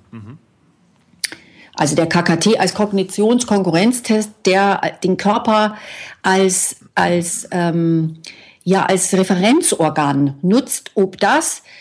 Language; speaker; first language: German; native; German